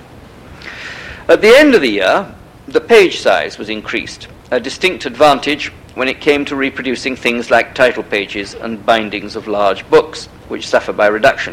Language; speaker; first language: English; native; English